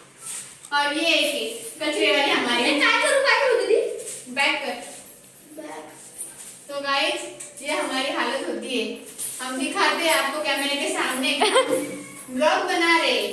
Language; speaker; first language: Hindi; non-native, local second language; Marathi